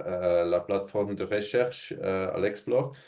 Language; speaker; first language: French; non-native, fluent; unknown